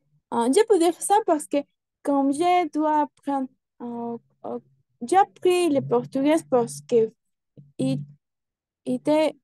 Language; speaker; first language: French; non-native, learner; Spanish